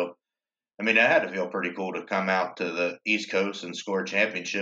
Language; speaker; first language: English; native; English